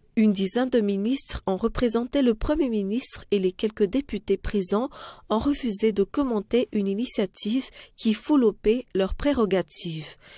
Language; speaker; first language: French; non-native, local second language; Malagasy